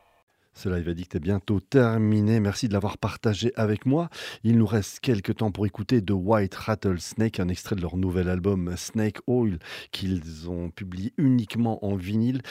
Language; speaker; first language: French; native; French